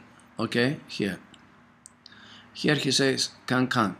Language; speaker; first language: English; non-native, fluent; Greek